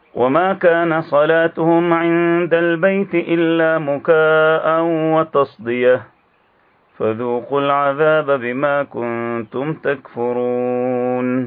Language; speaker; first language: Urdu; native; Urdu